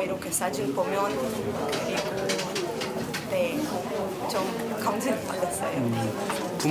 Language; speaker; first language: Korean; non-native, learner; Ukrainian